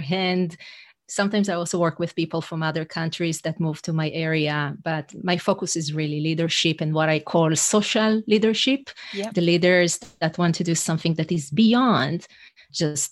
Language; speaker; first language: English; non-native, fluent; Hebrew